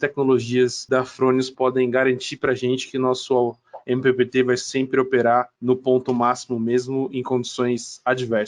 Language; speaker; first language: Portuguese; native; Portuguese